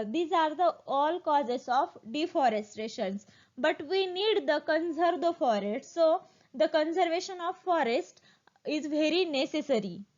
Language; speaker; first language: English; non-native, local second language; Marathi